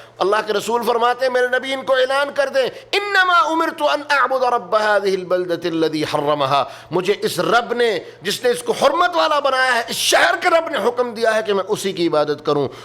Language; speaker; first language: Urdu; native; Urdu